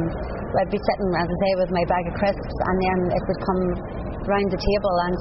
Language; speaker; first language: English; native; English